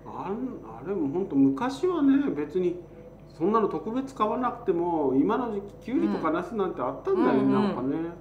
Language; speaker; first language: Japanese; native; Japanese